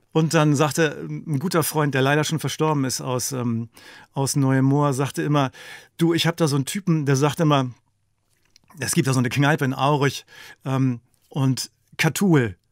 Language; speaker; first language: German; native; German